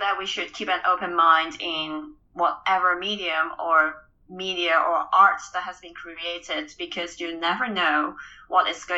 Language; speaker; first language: English; non-native, local second language; Cantonese